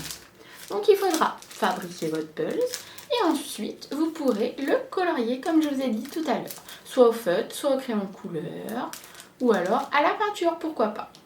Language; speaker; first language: French; native; French